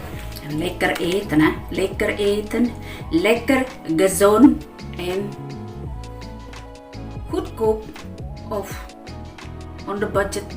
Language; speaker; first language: Dutch; non-native, learner; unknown